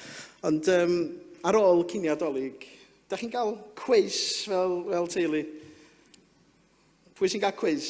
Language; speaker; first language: Welsh; native; Welsh